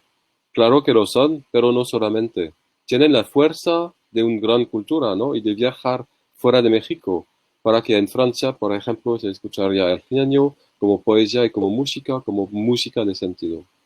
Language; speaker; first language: Spanish; non-native, learner; French